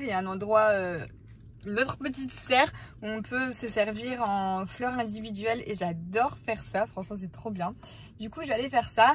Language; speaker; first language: French; native; French